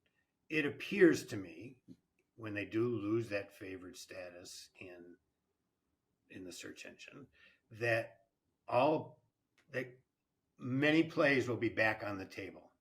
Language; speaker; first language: English; native; English